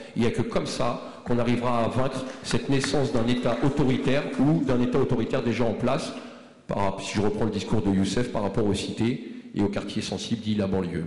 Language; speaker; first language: French; native; French